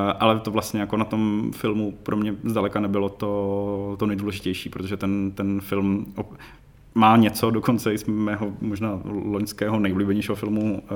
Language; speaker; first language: Czech; native; Czech